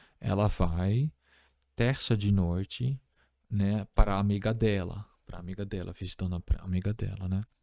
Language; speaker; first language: Portuguese; non-native, fluent; Dutch